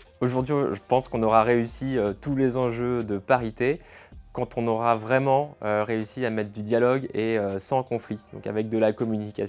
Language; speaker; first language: French; native; French